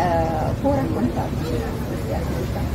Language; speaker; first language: Italian; non-native, fluent; Arabic